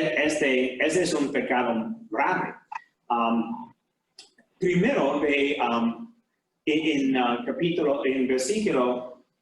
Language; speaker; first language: Spanish; non-native, fluent; English